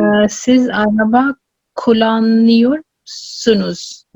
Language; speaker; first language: Turkish; non-native, learner; Urdu